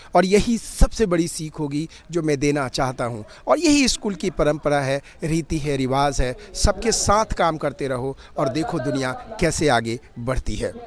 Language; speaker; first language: Hindi; native; Hindi